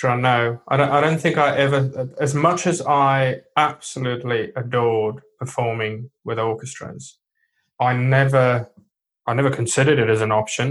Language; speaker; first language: English; non-native, local second language; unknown